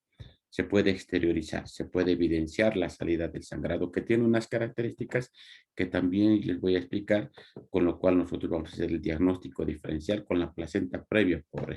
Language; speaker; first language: Spanish; native; Spanish